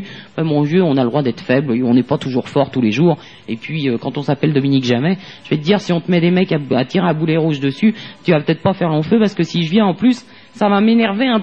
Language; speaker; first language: French; native; French